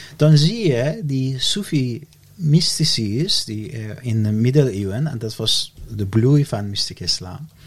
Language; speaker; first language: Dutch; non-native, fluent; Persian